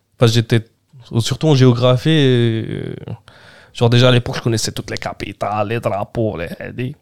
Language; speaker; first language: French; non-native, local second language; Arabic